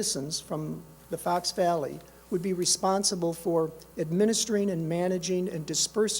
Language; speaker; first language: English; native; English